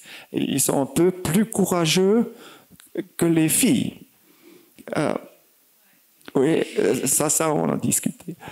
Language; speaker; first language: French; non-native, fluent; German